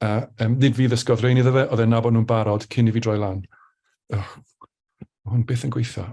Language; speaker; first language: Welsh; native; Welsh